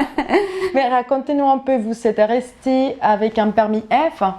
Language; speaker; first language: French; native; French